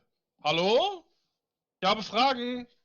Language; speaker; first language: German; native; German